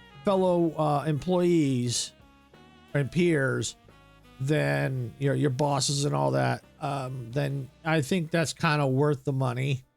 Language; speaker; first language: English; native; English